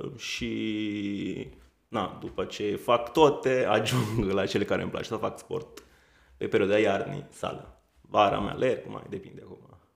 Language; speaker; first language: Romanian; non-native, fluent; Italian